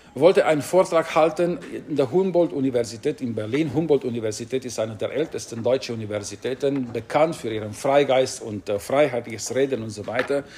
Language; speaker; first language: German; non-native, fluent; Romanian